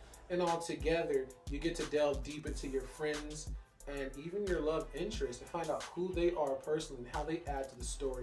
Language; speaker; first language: English; native; English